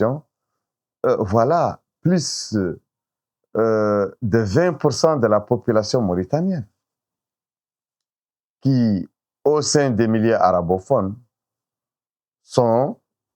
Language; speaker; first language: French; non-native, local second language; Arabic